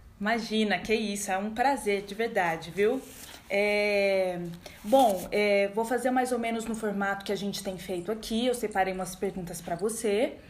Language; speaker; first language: Portuguese; native; Portuguese